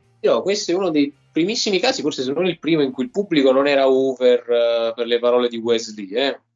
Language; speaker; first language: Italian; native; Italian